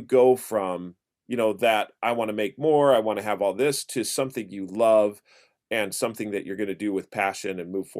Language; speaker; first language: English; native; English